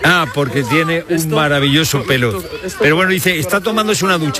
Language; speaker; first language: Spanish; native; Spanish